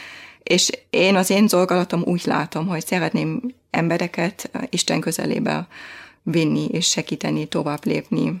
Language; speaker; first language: Hungarian; non-native, fluent; German